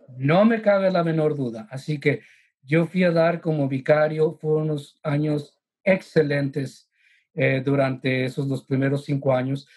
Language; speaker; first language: Spanish; native; Spanish